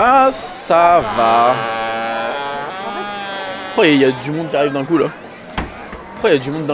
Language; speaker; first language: French; native; French